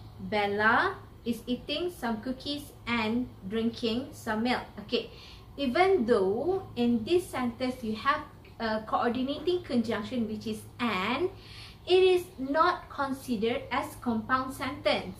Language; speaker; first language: English; non-native, local second language; Malay